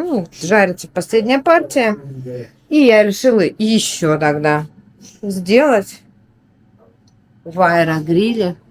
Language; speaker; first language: Russian; native; Russian